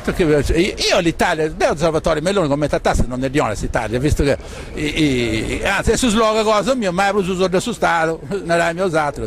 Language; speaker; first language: Italian; non-native, local second language; Sardinian